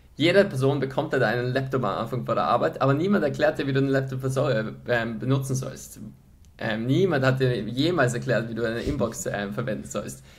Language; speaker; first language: German; early bilingual, other home language; Polish